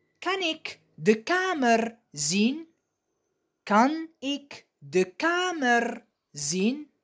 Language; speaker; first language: Dutch; non-native, fluent; Arabic